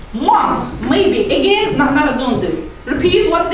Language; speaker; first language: English; non-native, fluent; Azerbaijani